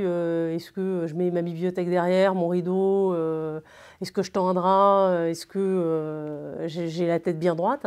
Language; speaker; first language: French; native; French